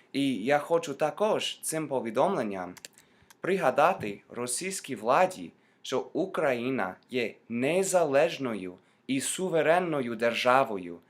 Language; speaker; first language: Ukrainian; non-native, fluent; English